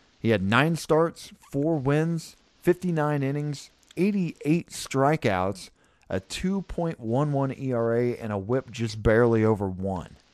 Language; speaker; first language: English; native; English